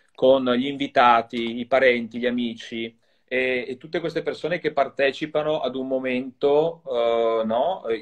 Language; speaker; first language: Italian; native; Italian